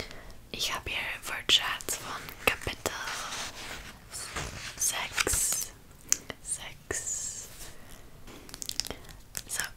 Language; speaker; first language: German; non-native, learner; English